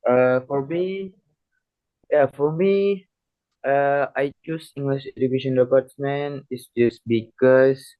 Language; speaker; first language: English; non-native, learner; Indonesian